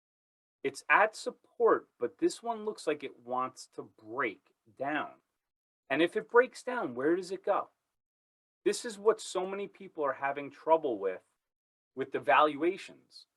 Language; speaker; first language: English; native; English